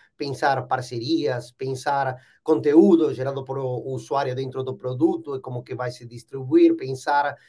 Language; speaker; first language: Portuguese; non-native, fluent; Spanish